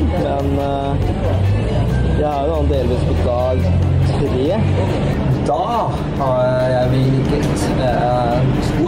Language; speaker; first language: Norwegian; native; Norwegian